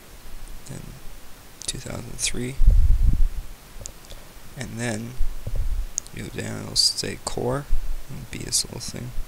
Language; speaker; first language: English; native; English